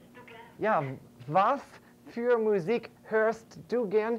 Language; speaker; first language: German; non-native, fluent; English